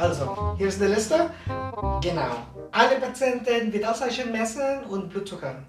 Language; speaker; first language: German; non-native, learner; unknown